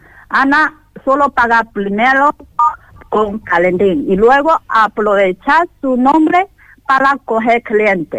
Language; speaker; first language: Spanish; non-native, learner; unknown